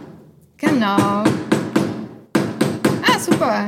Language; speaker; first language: German; non-native, learner; English